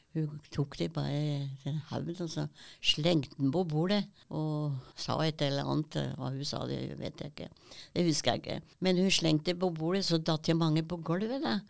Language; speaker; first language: Norwegian; early bilingual, other home language; German